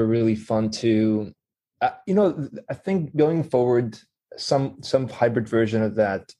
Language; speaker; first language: English; non-native, fluent; Greek